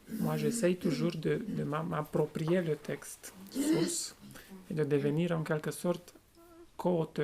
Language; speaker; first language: French; non-native, fluent; Romanian